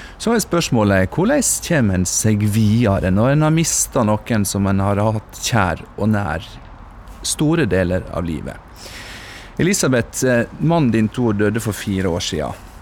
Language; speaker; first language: Norwegian; native; Norwegian